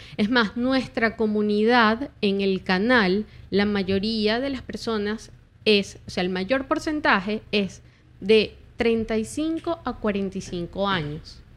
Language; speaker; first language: Spanish; native; Spanish